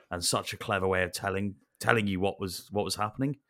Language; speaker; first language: English; native; English